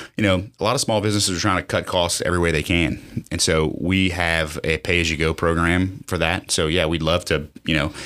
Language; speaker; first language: English; native; English